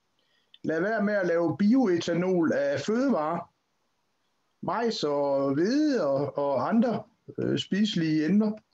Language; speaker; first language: Danish; native; Danish